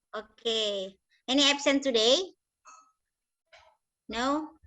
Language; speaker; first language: English; non-native, learner; Indonesian